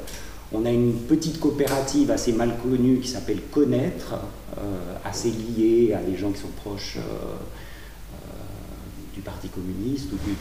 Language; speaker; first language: French; native; French